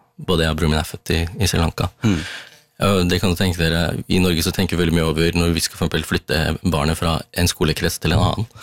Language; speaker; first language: Norwegian; early bilingual, other home language; Tamil